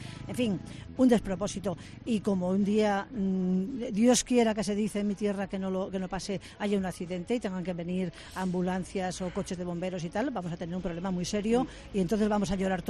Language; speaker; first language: Spanish; native; Spanish